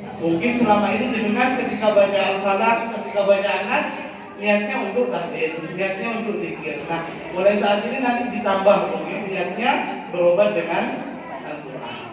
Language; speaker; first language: Indonesian; non-native, local second language; Madurese